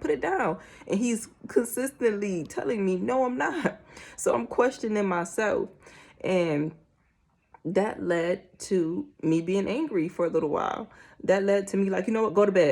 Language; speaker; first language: English; native; English